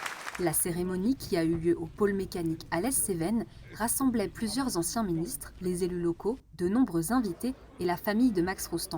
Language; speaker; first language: French; native; French